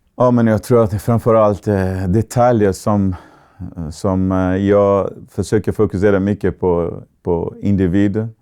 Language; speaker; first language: Swedish; non-native, fluent; Portuguese